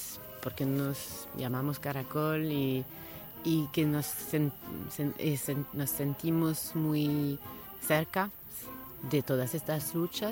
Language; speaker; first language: Spanish; non-native, fluent; French